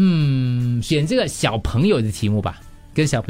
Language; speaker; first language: Chinese; native; Chinese